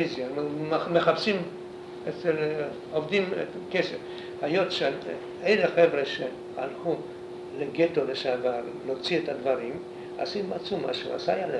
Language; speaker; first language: Hebrew; non-native, fluent; Polish